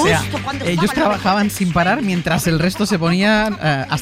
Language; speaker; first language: Spanish; native; Spanish